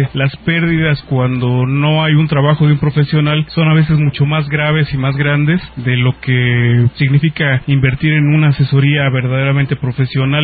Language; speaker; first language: Spanish; native; Spanish